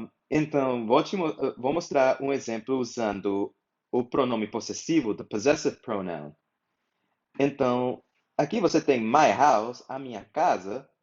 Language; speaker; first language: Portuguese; non-native, fluent; English